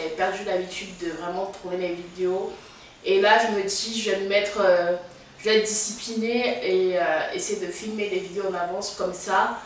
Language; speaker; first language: French; native; French